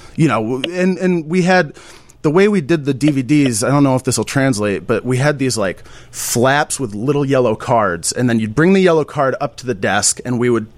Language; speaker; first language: English; native; English